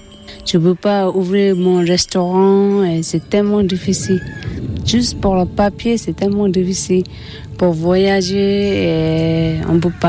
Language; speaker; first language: French; non-native, learner; Tibetan